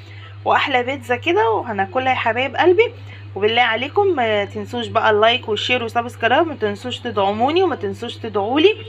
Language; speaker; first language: Arabic; native; Arabic